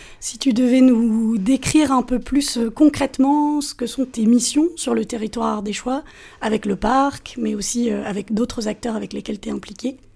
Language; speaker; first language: French; native; French